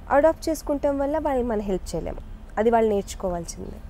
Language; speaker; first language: Telugu; early bilingual, other home language; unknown